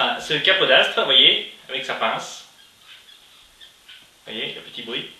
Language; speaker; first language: French; native; French